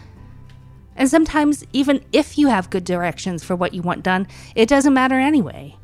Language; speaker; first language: English; native; English